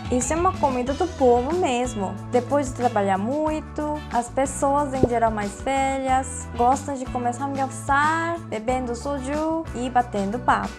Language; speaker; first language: Portuguese; non-native, fluent; Korean